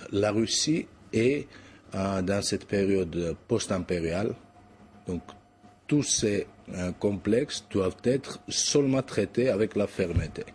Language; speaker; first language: French; non-native, fluent; Georgian